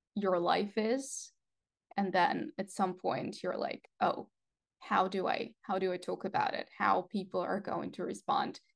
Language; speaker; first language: English; non-native, fluent; Russian